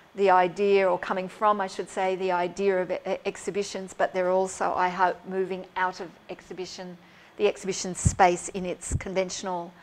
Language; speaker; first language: English; native; English